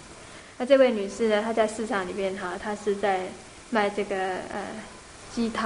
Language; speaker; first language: Chinese; native; Chinese